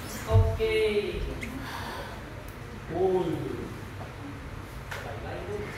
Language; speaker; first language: Vietnamese; non-native, learner; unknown